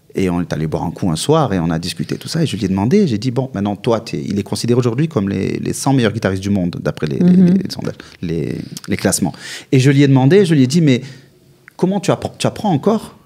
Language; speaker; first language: French; native; French